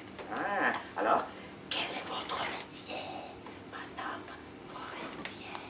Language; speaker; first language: French; non-native, learner; Russian